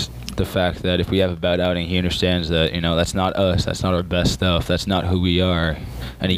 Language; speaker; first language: English; native; English